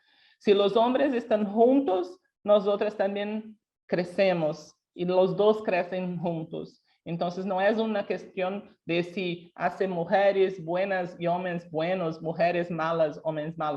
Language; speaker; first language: Spanish; non-native, local second language; Portuguese